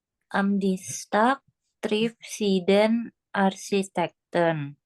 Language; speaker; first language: German; non-native, learner; Indonesian